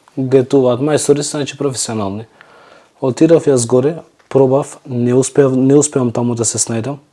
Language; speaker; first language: Macedonian; non-native, local second language; Turkish